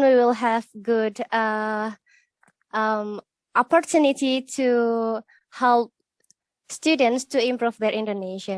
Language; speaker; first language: English; non-native, fluent; Indonesian